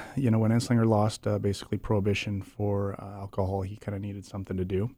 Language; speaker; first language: English; early bilingual, other home language; Spanish